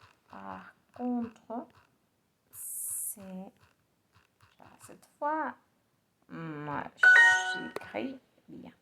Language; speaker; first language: French; non-native, learner; Spanish